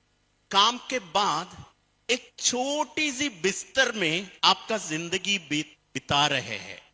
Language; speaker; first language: Hindi; non-native, fluent; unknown